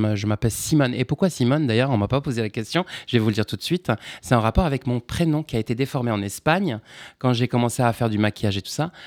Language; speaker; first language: French; non-native, local second language; Arabic